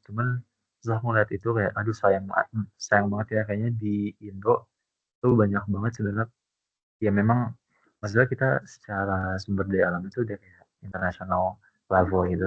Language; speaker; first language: Indonesian; native; Indonesian